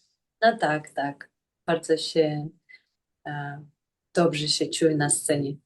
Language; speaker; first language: Polish; non-native, fluent; Russian